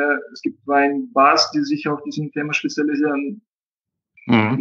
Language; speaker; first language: German; non-native, fluent; Russian